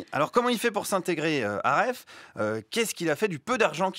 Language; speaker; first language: French; native; French